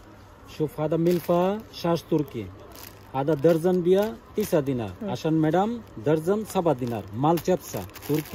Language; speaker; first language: Arabic; non-native, learner; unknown